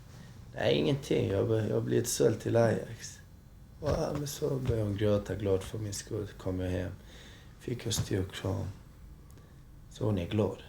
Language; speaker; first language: Swedish; early bilingual, other home language; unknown